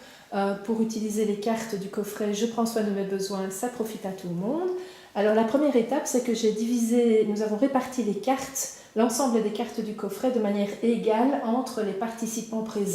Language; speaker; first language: French; native; French